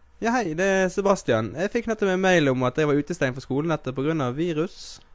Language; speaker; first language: Norwegian; native; Norwegian